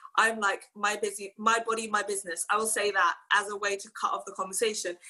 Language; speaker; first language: English; native; English